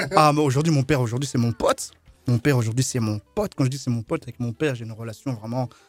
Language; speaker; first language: French; early bilingual, other home language; Lingala